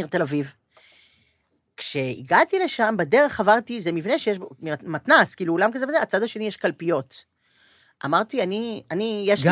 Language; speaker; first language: Hebrew; native; Hebrew